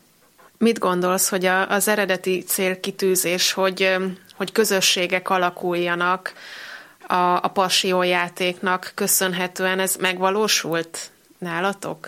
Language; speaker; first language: Hungarian; native; Hungarian